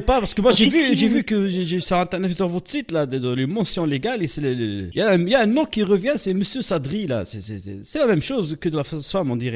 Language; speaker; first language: French; native; French